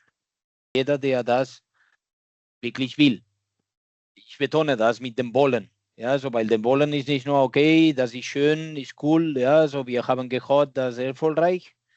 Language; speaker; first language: German; non-native, fluent; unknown